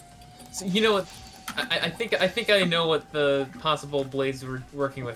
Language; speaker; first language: English; native; English